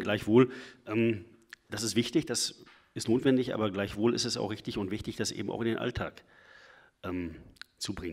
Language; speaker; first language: German; native; German